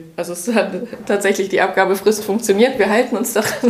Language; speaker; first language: German; native; German